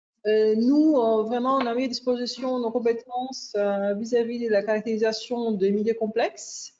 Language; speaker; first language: French; non-native, fluent; Greek